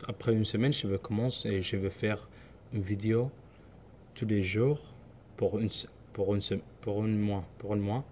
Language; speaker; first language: French; non-native, learner; Somali